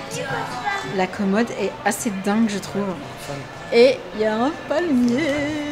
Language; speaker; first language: French; native; French